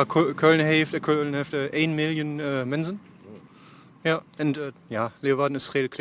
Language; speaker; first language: Dutch; non-native, learner; German